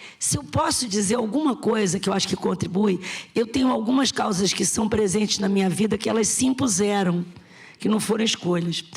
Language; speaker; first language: Portuguese; native; Portuguese